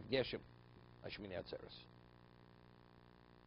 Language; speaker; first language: English; native; English